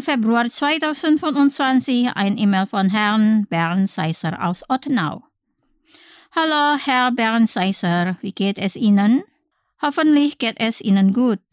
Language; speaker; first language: German; non-native, fluent; Indonesian